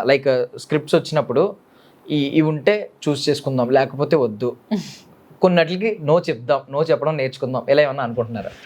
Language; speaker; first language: Telugu; native; Telugu